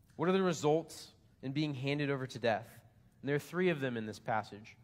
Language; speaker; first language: English; native; English